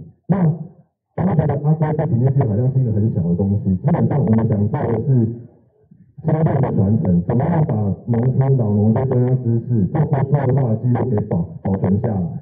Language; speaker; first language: Chinese; native; Chinese